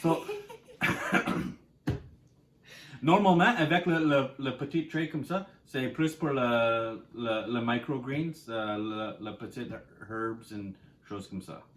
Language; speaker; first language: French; non-native, learner; English